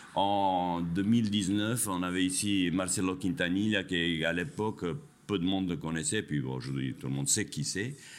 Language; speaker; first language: French; non-native, fluent; Albanian